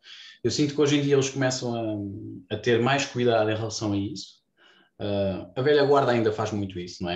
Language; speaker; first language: Portuguese; native; Portuguese